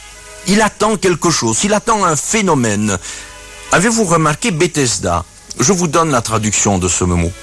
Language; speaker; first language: French; native; French